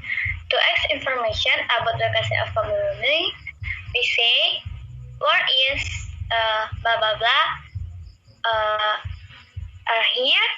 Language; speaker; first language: English; non-native, learner; Indonesian